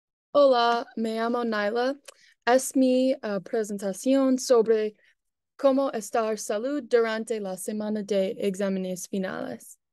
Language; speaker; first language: Spanish; non-native, learner; English